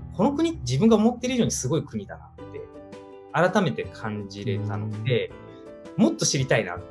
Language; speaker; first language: Japanese; native; Japanese